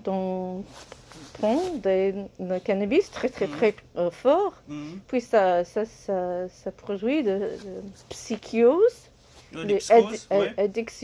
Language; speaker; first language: French; non-native, learner; English